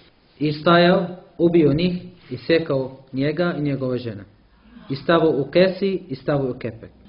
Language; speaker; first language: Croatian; non-native, learner; Arabic